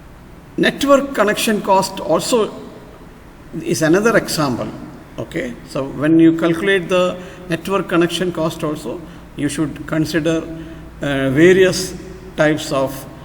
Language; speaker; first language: English; non-native, local second language; Malayalam